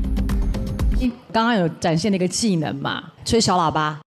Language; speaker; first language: Chinese; native; Chinese